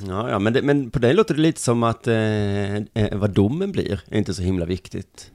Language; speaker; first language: Swedish; native; Swedish